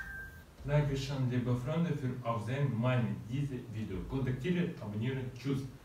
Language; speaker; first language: German; non-native, learner; Russian